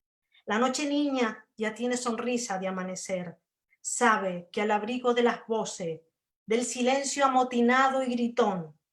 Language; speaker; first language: Spanish; native; Spanish